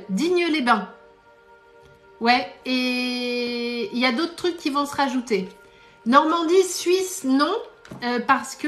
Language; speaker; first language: French; native; French